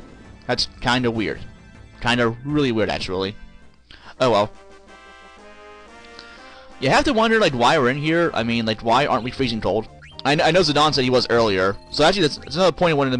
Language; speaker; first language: English; native; English